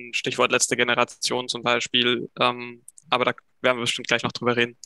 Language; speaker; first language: German; native; German